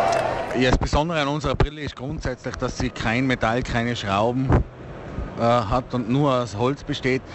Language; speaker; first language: German; native; German